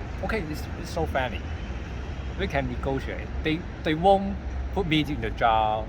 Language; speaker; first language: English; non-native, learner; Cantonese